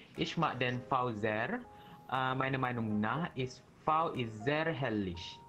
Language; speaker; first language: German; non-native, learner; Malay